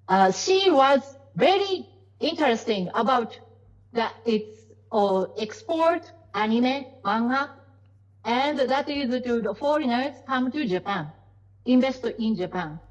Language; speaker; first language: English; non-native, learner; Japanese